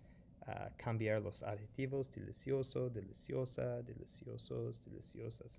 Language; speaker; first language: Spanish; non-native, fluent; English